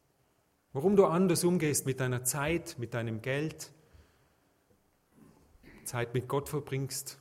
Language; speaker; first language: German; native; German